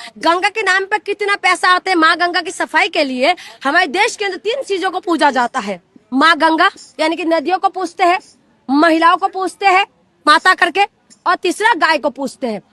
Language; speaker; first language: Hindi; non-native, local second language; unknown